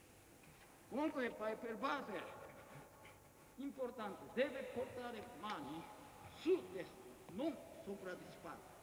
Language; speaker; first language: Italian; non-native, learner; Japanese